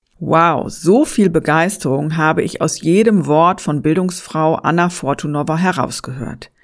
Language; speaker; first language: German; native; German